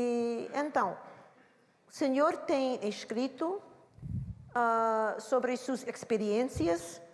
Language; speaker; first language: Portuguese; non-native, learner; English